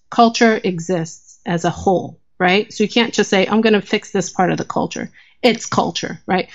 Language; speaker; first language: English; early bilingual, other home language; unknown